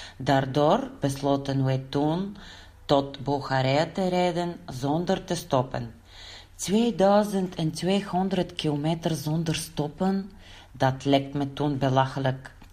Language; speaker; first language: Dutch; non-native, learner; Bulgarian